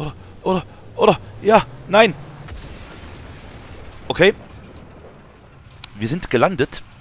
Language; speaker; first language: German; native; German